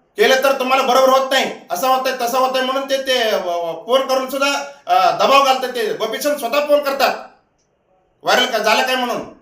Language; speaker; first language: Marathi; non-native, local second language; Kannada